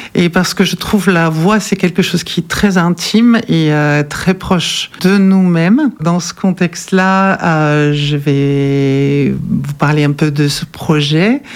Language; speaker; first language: French; non-native, fluent; German